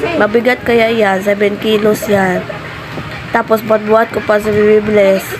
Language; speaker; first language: Filipino; non-native, local second language; Hiligaynon